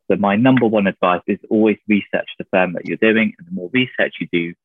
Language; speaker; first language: English; native; English